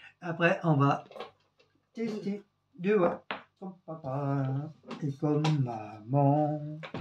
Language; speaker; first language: French; native; French